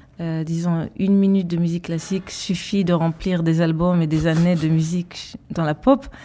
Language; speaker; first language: French; early bilingual, heritage; Hebrew